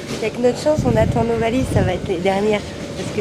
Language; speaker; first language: French; native; French